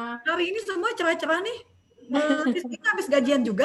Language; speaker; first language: Indonesian; native; Indonesian